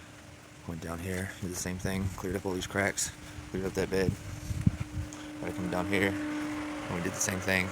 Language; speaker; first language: English; native; English